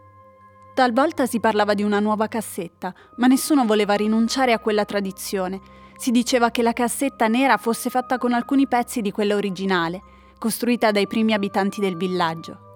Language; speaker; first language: Italian; native; Italian